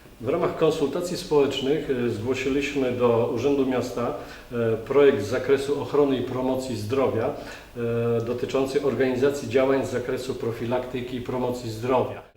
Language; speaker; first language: Polish; native; Polish